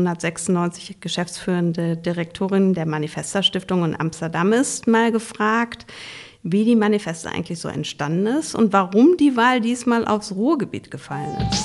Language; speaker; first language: German; native; German